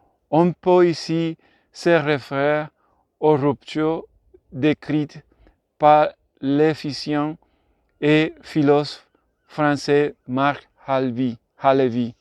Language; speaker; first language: French; non-native, learner; Spanish